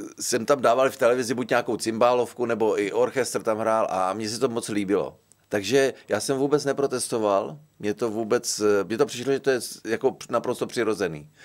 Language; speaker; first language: Czech; native; Czech